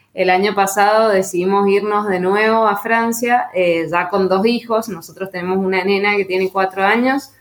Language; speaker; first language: Spanish; native; Spanish